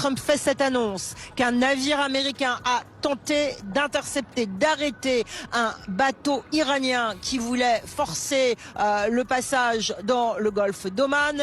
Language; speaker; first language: French; native; French